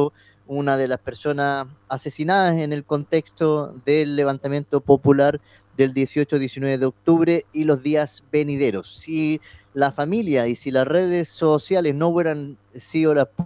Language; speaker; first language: Spanish; native; Spanish